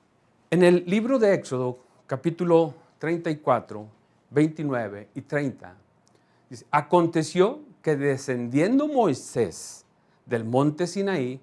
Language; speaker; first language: Spanish; native; Spanish